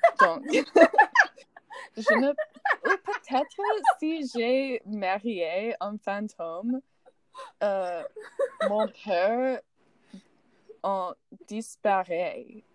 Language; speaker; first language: French; non-native, learner; English